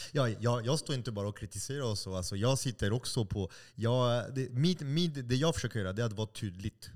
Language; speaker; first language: Swedish; non-native, fluent; French